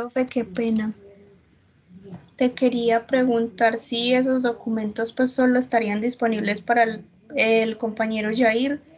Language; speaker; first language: Spanish; native; Spanish